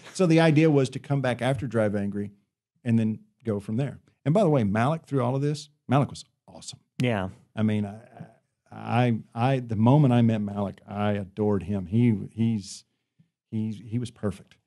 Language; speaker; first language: English; native; English